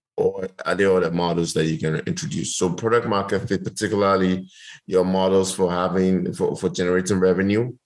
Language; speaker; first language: English; non-native, local second language; Yoruba